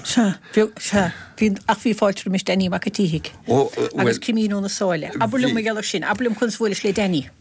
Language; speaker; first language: Irish; native; Irish